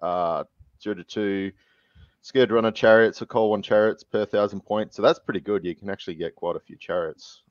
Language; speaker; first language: English; native; English